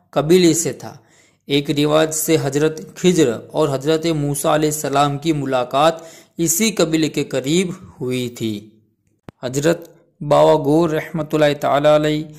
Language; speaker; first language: Urdu; non-native, local second language; Gujarati